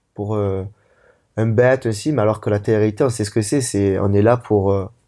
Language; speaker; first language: French; native; French